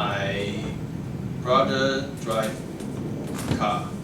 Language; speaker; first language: English; non-native, learner; Chinese